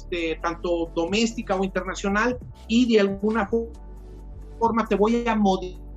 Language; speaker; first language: Spanish; native; Spanish